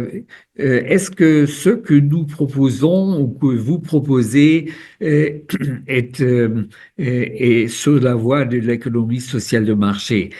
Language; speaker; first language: French; non-native, fluent; German